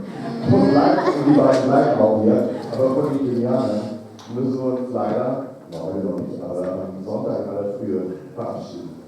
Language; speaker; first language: German; native; German